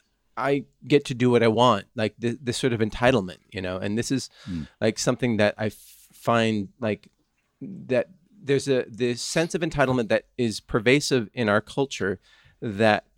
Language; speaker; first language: English; native; English